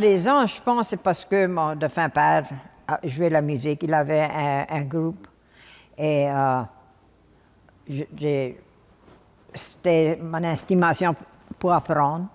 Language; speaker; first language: French; non-native, local second language; English